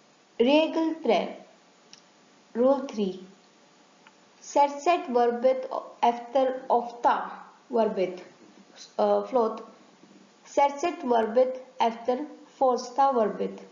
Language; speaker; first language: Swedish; non-native, learner; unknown